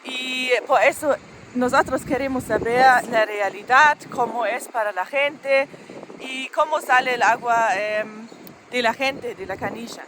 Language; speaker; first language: Spanish; non-native, fluent; German